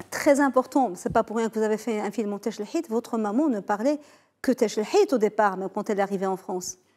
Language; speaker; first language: French; non-native, local second language; Arabic